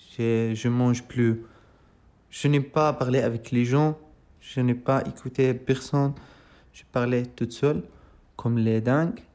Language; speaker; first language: French; non-native, learner; Arabic